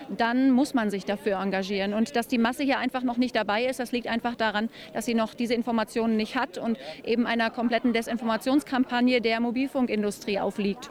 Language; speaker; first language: German; native; German